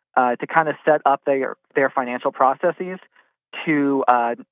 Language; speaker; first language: English; native; English